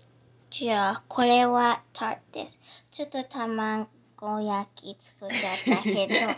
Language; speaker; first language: Japanese; early bilingual, heritage; Japanese